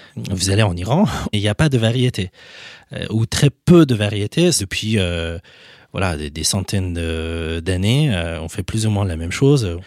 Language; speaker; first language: French; non-native, fluent; Persian